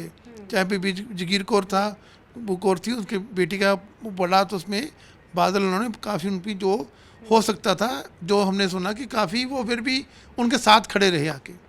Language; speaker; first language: Hindi; non-native, local second language; Punjabi